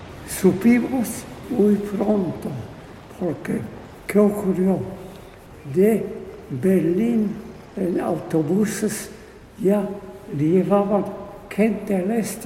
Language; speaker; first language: Spanish; non-native, fluent; Polish